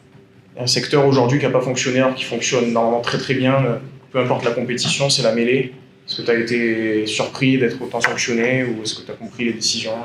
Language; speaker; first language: French; native; French